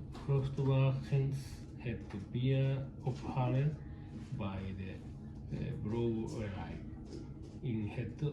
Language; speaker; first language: Dutch; non-native, learner; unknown